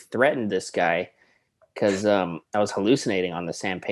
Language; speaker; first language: English; native; English